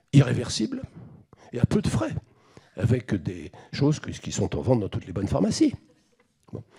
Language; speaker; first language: French; native; French